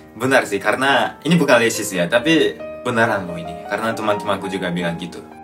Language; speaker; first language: Indonesian; non-native, fluent; Japanese